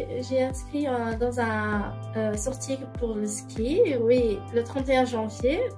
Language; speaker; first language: French; non-native, learner; Arabic